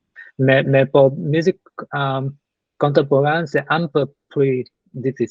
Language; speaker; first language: French; non-native, learner; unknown